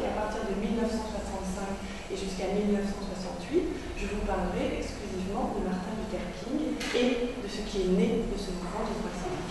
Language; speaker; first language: French; native; French